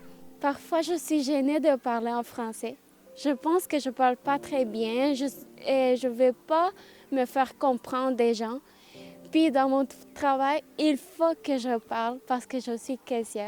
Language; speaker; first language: French; non-native, learner; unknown